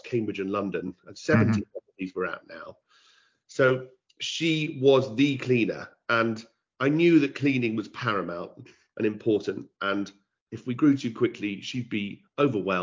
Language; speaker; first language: English; native; English